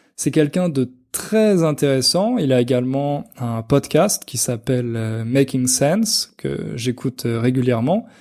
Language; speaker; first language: French; native; French